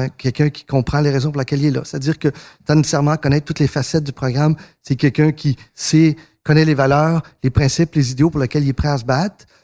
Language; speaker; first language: French; early bilingual, other home language; Spanish